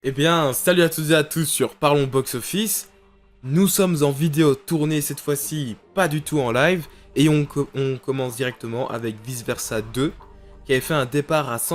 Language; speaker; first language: French; native; French